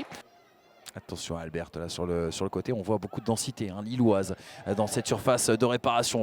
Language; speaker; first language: French; native; French